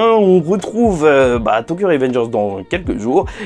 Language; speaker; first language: French; native; French